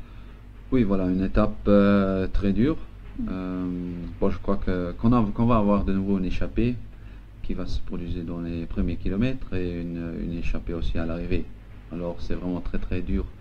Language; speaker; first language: French; non-native, local second language; Luxembourgish